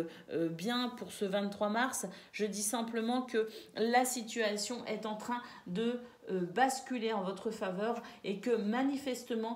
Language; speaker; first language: French; native; French